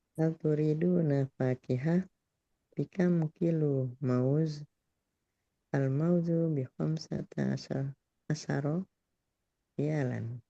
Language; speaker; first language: Arabic; non-native, learner; Indonesian